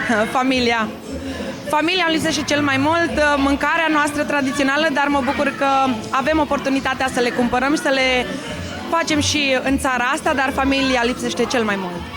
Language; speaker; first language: Romanian; native; Romanian